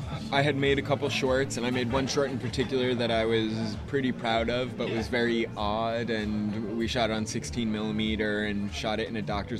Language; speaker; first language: English; native; English